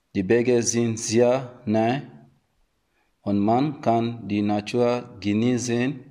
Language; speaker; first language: German; non-native, learner; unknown